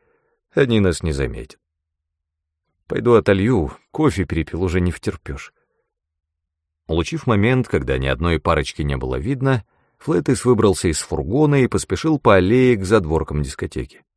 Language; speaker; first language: Russian; native; Russian